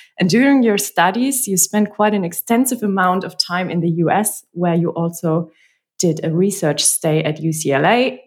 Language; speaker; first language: English; non-native, fluent; German